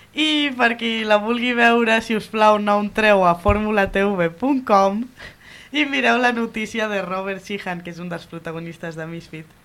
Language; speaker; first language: Catalan; native; Catalan